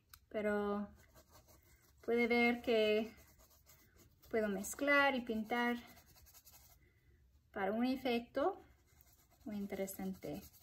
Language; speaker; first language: Spanish; non-native, fluent; English